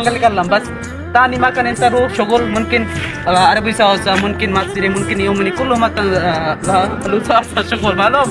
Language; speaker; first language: Arabic; non-native, learner; Bangla